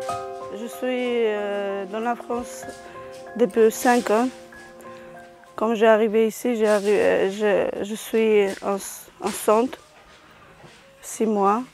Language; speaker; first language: French; non-native, learner; Armenian